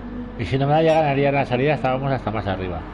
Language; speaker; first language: Spanish; native; Spanish